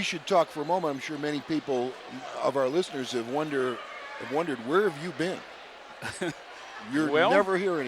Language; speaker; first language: English; native; English